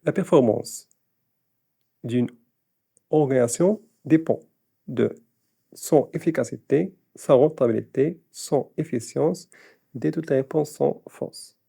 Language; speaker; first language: French; non-native, local second language; Arabic